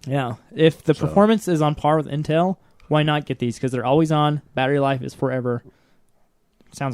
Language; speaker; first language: English; native; English